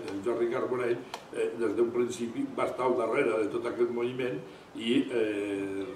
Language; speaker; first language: Catalan; native; Catalan